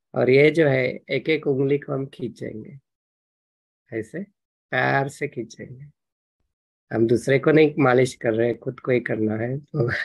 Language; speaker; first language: Hindi; non-native, local second language; Marathi